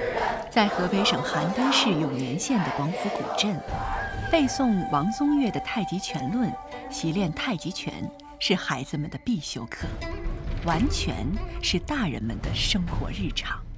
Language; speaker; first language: Chinese; native; Chinese